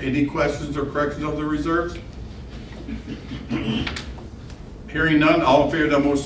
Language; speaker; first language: English; native; English